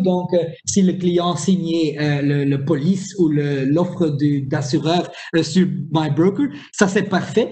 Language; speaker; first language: French; non-native, local second language; Dutch